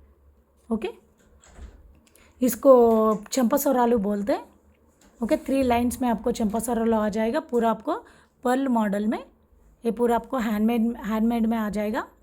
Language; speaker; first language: Hindi; non-native, local second language; Telugu